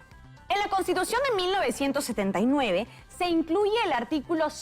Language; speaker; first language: Spanish; native; Spanish